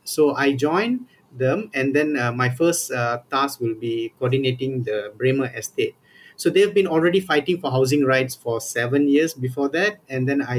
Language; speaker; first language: English; non-native, local second language; Tamil